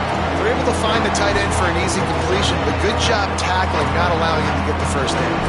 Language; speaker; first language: English; native; English